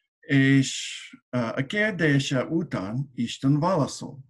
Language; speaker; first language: Hungarian; non-native, learner; English